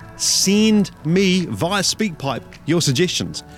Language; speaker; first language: English; native; English